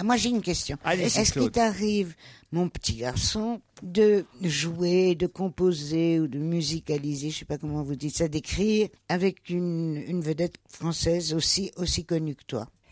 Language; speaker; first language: French; native; French